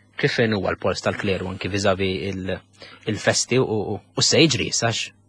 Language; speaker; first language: Maltese; native; Maltese